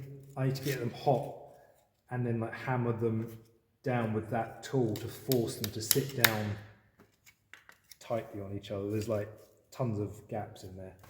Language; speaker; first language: English; native; English